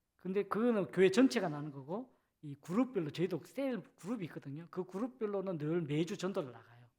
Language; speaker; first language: Korean; native; Korean